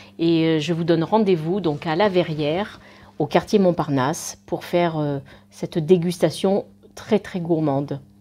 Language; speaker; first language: French; native; French